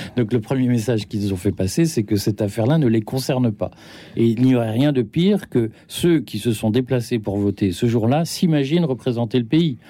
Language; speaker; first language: French; native; French